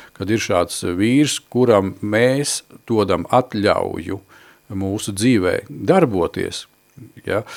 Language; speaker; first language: Latvian; native; Latvian